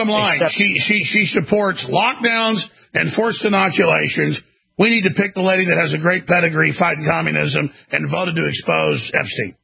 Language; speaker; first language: English; native; English